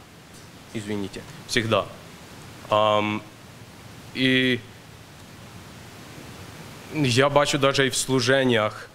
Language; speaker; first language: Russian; non-native, local second language; Ukrainian